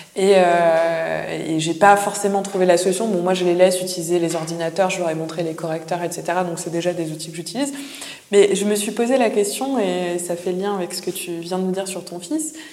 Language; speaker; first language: French; native; French